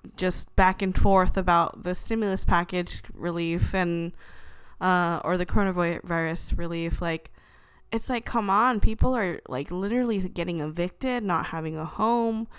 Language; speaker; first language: English; early bilingual, other home language; Filipino